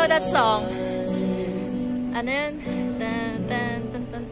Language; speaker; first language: English; non-native, fluent; Filipino